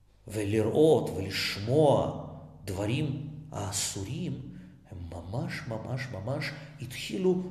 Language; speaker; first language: Hebrew; non-native, fluent; Russian